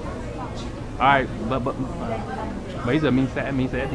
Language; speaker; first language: Vietnamese; non-native, learner; English